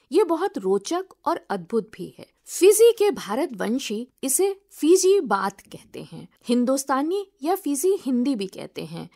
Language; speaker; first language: Hindi; native; Hindi